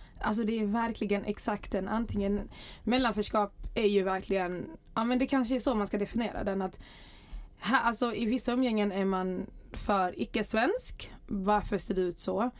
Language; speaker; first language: Swedish; early bilingual, other home language; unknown